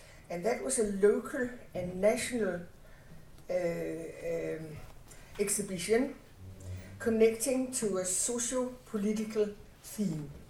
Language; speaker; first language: English; non-native, fluent; Danish